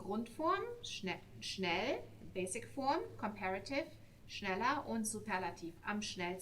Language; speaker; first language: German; non-native, fluent; English